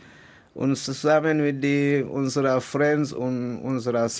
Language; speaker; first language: German; non-native, learner; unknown